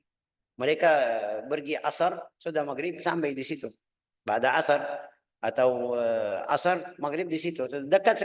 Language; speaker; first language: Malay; non-native, fluent; Arabic